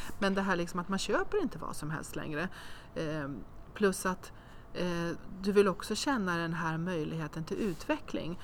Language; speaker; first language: Swedish; native; Swedish